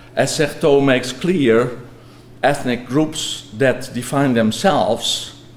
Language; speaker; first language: English; non-native, fluent; Dutch